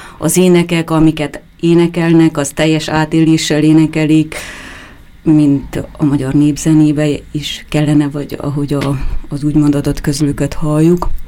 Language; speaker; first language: Hungarian; native; Hungarian